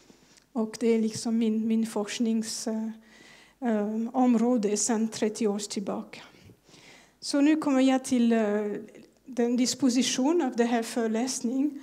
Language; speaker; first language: Swedish; non-native, fluent; French